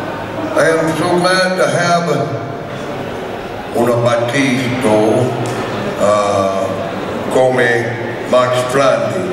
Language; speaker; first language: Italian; non-native, learner; English